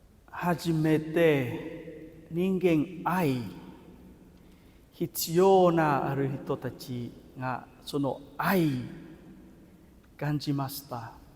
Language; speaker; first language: Japanese; non-native, fluent; Vietnamese